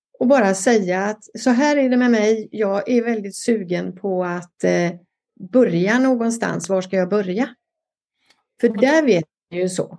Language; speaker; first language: Swedish; native; Swedish